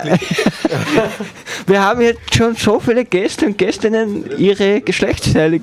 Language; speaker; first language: German; native; German